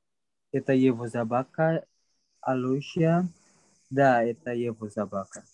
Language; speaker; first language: Russian; non-native, learner; Indonesian